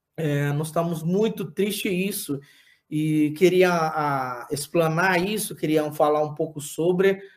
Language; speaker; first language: Portuguese; non-native, local second language; Yanomámi